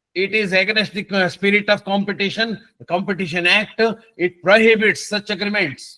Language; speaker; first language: English; non-native, local second language; Kannada